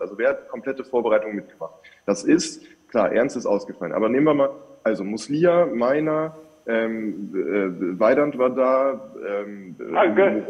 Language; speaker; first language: German; native; German